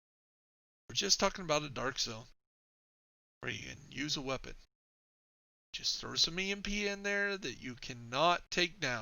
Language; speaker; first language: English; native; English